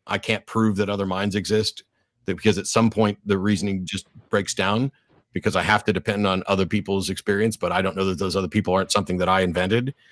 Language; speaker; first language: English; native; English